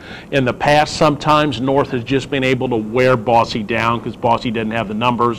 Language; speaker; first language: English; native; English